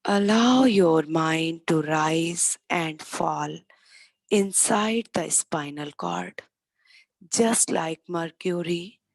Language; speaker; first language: English; non-native, local second language; Hindi